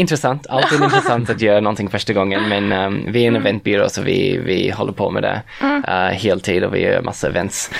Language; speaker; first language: Swedish; non-native, fluent; English